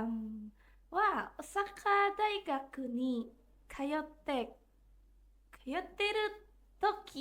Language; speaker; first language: Japanese; non-native, learner; Indonesian